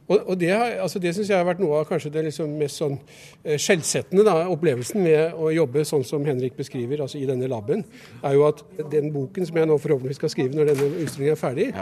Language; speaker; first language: Norwegian; native; Norwegian